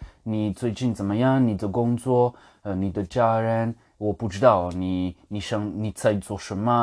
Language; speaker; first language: Chinese; non-native, fluent; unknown